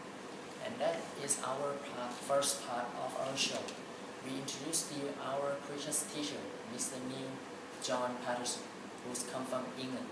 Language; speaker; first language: English; non-native, learner; Thai